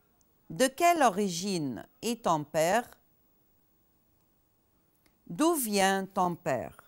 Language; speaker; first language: French; non-native, fluent; Arabic